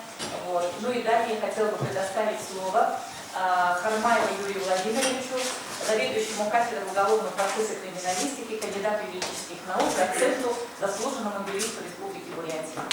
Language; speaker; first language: Russian; native; Russian